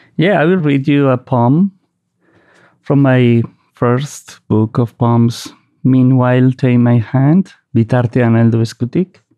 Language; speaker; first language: English; non-native, fluent; Basque